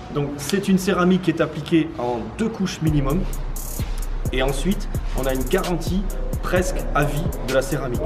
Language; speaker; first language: French; native; French